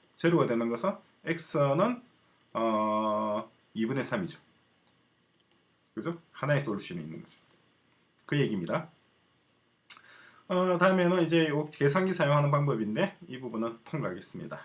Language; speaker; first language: Korean; native; Korean